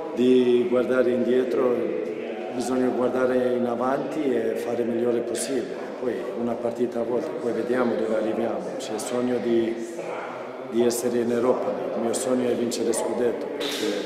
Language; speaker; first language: Italian; non-native, fluent; Swedish